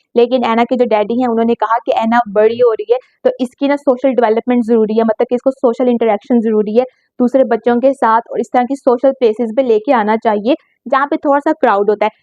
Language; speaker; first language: Urdu; native; Urdu